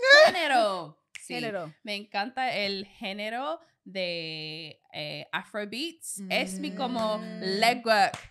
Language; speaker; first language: Spanish; non-native, learner; English